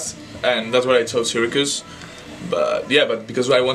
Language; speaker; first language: English; non-native, fluent; Spanish